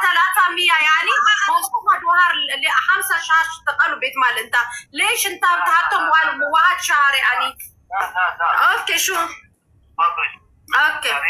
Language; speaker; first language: Arabic; non-native, learner; Amharic